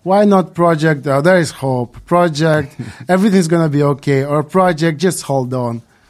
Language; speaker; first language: English; non-native, fluent; Ukrainian